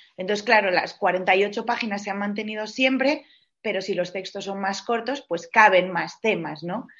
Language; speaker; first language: Spanish; native; Spanish